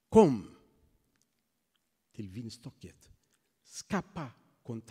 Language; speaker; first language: Swedish; non-native, fluent; Tigrinya